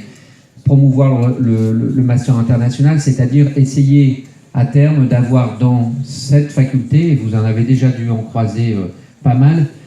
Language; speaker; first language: French; native; French